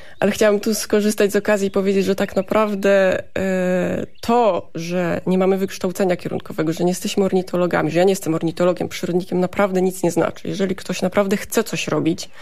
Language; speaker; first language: Polish; native; Polish